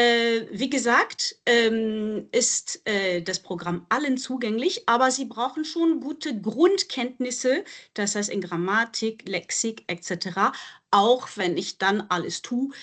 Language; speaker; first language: German; non-native, fluent; French